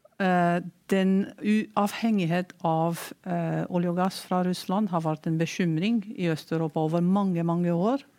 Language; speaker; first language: Norwegian; non-native, fluent; Romanian